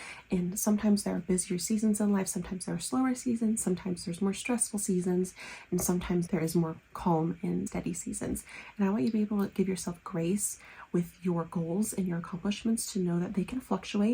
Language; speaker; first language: English; native; English